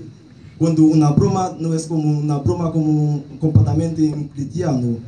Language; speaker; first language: Spanish; non-native, learner; Haitian Creole